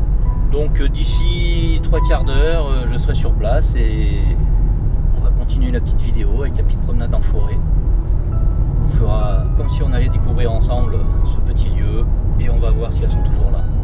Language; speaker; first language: French; native; French